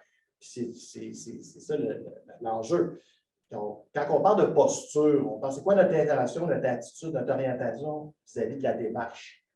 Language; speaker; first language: French; native; French